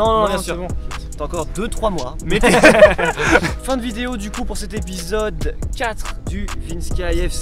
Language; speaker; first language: French; native; French